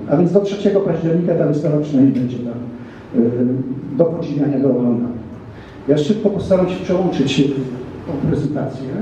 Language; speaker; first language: Polish; native; Polish